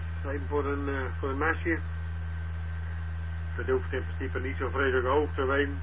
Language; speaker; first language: Dutch; native; Dutch